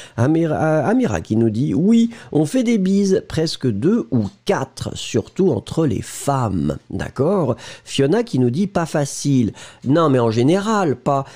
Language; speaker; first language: French; native; French